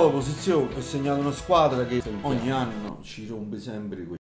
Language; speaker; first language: Italian; native; Italian